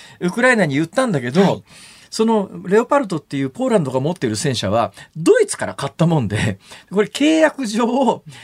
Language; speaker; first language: Japanese; native; Japanese